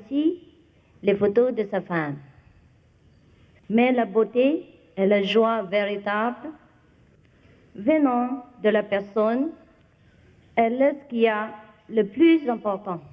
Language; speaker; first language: French; non-native, fluent; Vietnamese